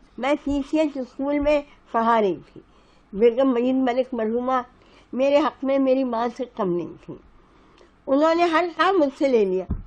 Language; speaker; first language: Urdu; native; Urdu